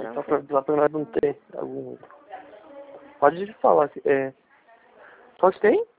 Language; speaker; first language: Portuguese; native; Portuguese